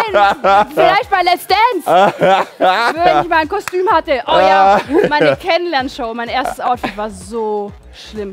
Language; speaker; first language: German; native; German